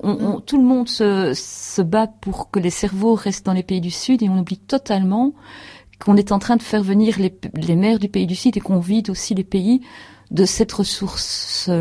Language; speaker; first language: French; native; French